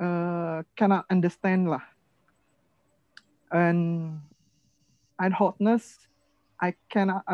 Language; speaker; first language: English; non-native, learner; Indonesian